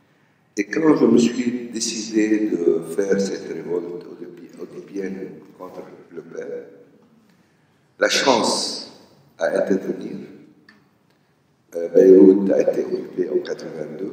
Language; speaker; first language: French; non-native, local second language; Arabic